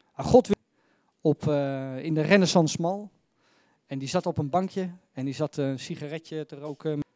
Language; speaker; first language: Dutch; native; Dutch